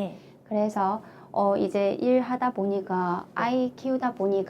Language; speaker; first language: Korean; non-native, fluent; Chinese